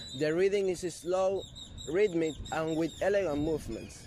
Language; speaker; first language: English; non-native, learner; Spanish